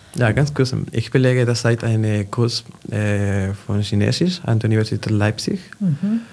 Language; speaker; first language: German; non-native, fluent; Spanish